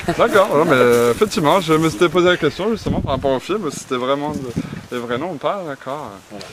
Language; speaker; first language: French; native; French